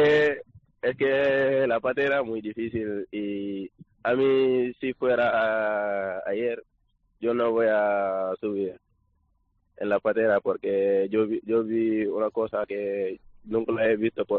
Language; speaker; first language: Spanish; non-native, learner; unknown